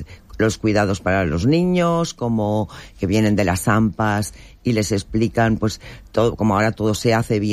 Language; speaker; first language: Spanish; native; Spanish